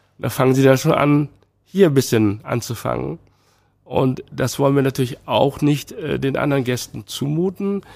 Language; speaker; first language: German; early bilingual, other home language; Chinese